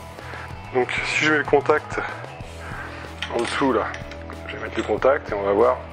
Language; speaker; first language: French; native; French